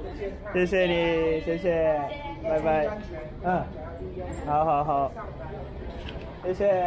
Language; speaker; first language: Chinese; non-native, learner; Japanese